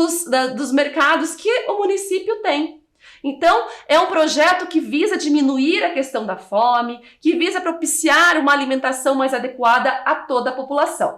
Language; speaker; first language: Portuguese; native; Portuguese